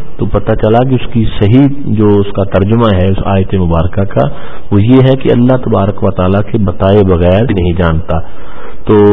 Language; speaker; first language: Urdu; non-native, local second language; Punjabi